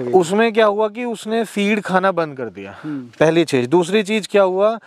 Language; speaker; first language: Hindi; native; Hindi